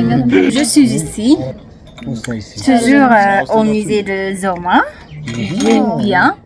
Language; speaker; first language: French; non-native, learner; Amharic